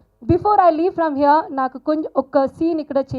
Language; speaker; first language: Telugu; non-native, learner; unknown